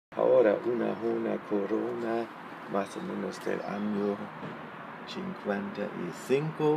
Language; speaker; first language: Spanish; non-native, fluent; German